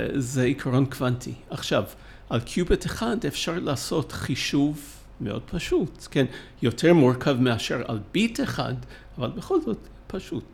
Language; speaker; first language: Hebrew; non-native, fluent; English